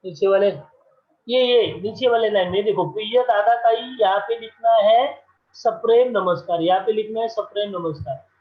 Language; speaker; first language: Hindi; non-native, local second language; Marathi